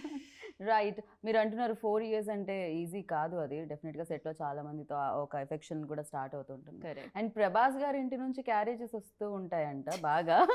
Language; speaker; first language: Telugu; native; Telugu